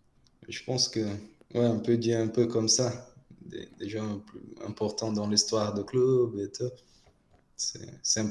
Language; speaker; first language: French; non-native, fluent; Portuguese